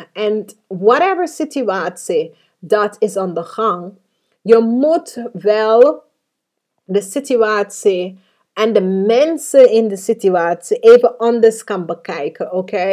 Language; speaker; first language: Dutch; non-native, fluent; English